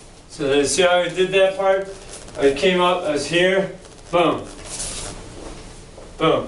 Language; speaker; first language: English; native; English